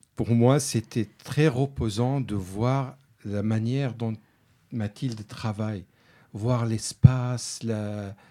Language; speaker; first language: French; non-native, fluent; Arabic